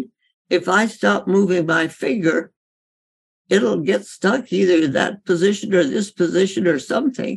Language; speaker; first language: English; native; English